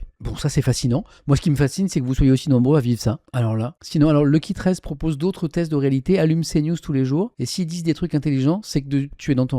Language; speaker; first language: French; native; French